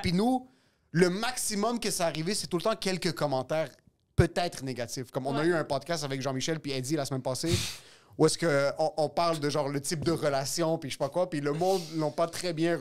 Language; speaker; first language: French; native; French